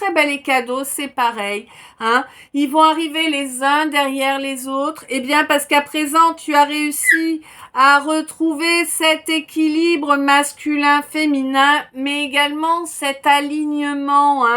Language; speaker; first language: French; native; French